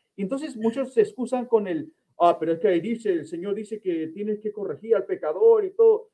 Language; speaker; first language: Spanish; early bilingual, heritage; Spanish